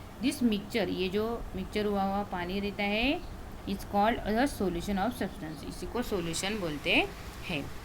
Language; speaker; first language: Hindi; non-native, local second language; Marathi